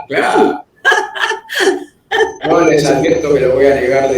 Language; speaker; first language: Spanish; native; Spanish